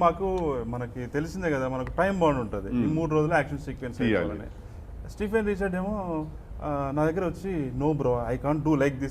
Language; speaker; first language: Telugu; native; Telugu